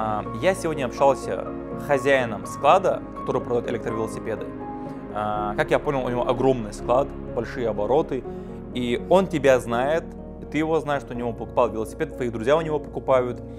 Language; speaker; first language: Russian; native; Russian